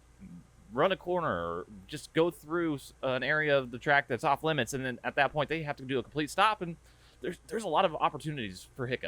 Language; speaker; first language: English; native; English